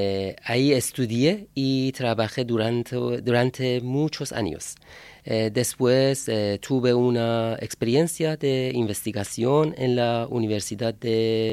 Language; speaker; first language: Spanish; non-native, fluent; Persian